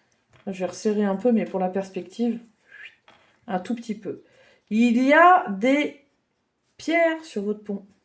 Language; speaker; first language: French; native; French